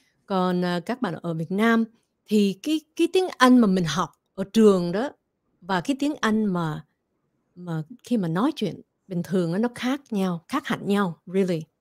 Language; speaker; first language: Vietnamese; early bilingual, other home language; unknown